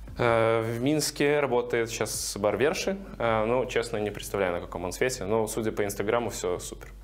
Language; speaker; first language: Russian; native; Russian